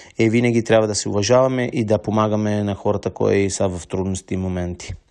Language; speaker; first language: Bulgarian; non-native, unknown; Italian